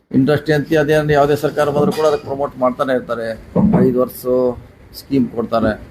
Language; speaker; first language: Kannada; native; Kannada